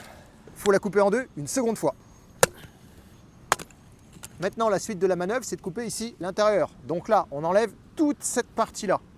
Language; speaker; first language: French; native; French